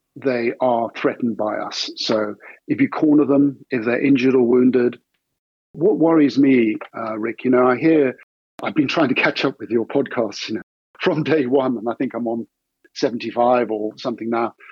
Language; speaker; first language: English; native; English